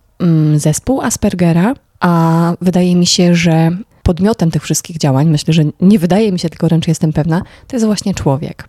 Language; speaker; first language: Polish; native; Polish